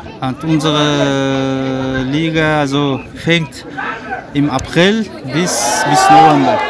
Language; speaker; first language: German; non-native, learner; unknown